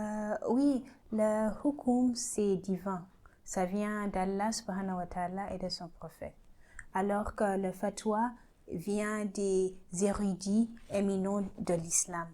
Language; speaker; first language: French; non-native, learner; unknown